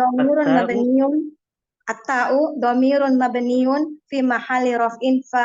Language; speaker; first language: Arabic; non-native, learner; Indonesian